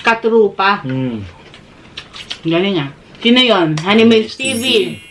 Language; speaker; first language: Filipino; native; Filipino